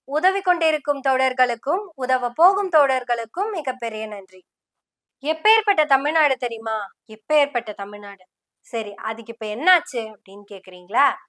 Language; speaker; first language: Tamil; non-native, local second language; Malayalam